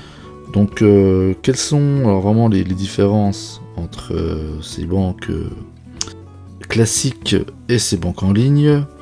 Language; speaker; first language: French; native; French